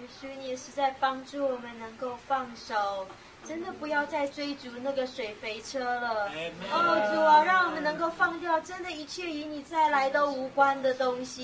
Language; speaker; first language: Chinese; native; Chinese